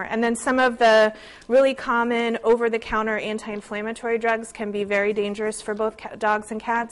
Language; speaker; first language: English; native; English